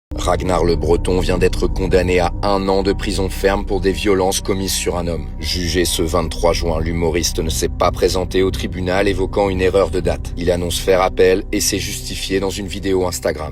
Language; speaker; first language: French; native; French